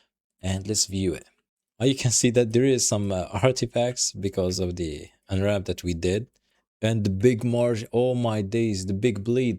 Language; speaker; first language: English; non-native, fluent; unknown